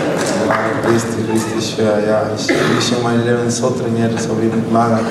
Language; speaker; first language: German; non-native, learner; Spanish